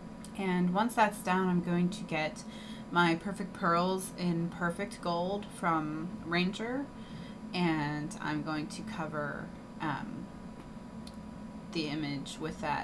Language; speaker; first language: English; native; English